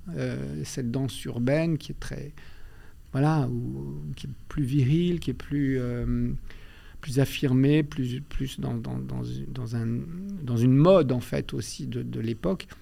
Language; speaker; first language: French; native; French